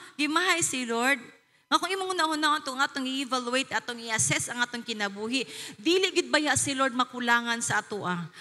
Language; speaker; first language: Cebuano; native; Cebuano